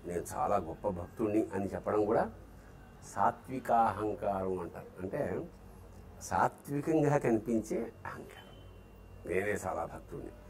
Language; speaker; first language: Telugu; native; Telugu